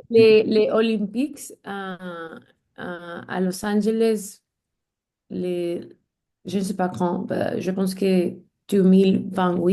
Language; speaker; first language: French; non-native, learner; English